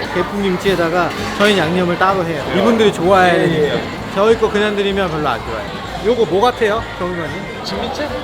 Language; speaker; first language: Korean; native; Korean